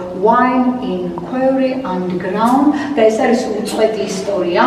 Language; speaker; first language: English; non-native, learner; Georgian